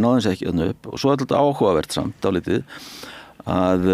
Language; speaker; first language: Icelandic; native; Icelandic